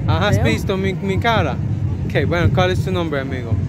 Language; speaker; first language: Spanish; non-native, learner; English